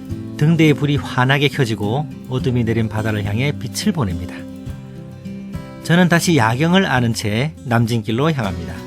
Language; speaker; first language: Korean; native; Korean